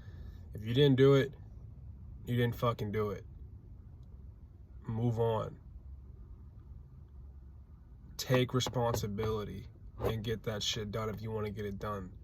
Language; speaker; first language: English; native; English